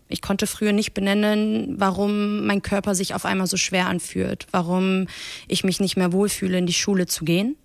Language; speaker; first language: German; early bilingual, other home language; Persian